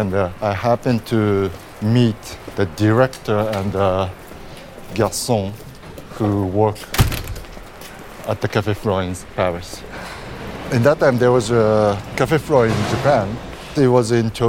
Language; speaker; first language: English; non-native, fluent; Japanese